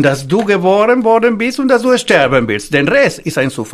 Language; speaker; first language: German; non-native, fluent; Spanish